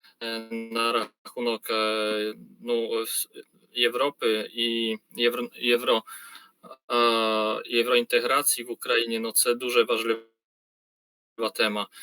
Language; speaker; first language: Polish; non-native, learner; Ukrainian